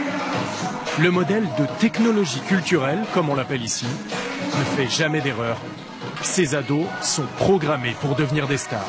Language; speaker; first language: French; native; French